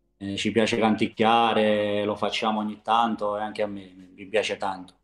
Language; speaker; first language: Italian; native; Italian